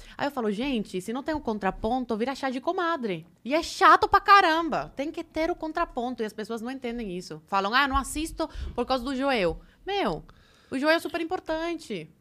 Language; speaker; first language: Portuguese; early bilingual, other home language; Spanish